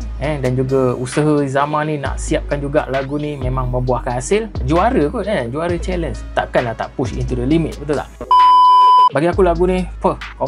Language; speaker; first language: Malay; native; Malay